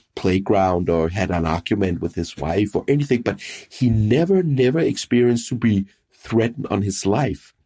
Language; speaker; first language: English; non-native, fluent; Danish